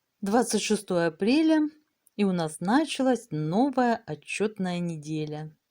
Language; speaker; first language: Russian; native; Russian